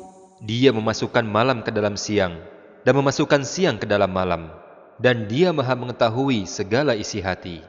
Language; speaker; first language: Indonesian; native; Indonesian